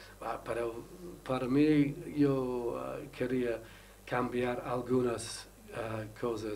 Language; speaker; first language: Spanish; non-native, learner; English